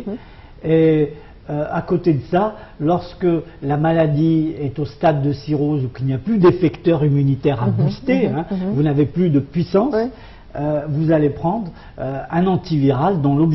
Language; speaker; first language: French; non-native, local second language; Arabic